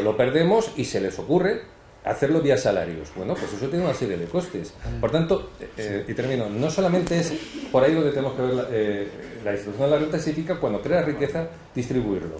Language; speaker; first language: Spanish; native; Spanish